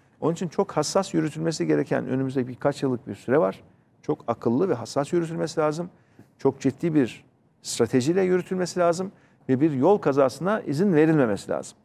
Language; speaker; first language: Turkish; native; Turkish